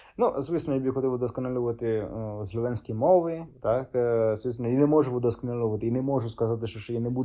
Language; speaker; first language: Ukrainian; non-native, fluent; Italian